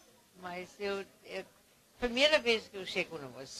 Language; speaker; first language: Portuguese; non-native, fluent; Danish